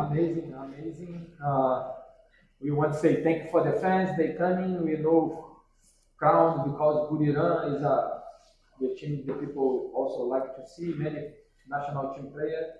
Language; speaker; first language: English; non-native, learner; Portuguese